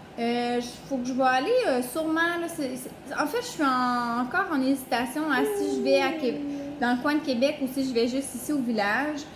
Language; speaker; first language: French; native; French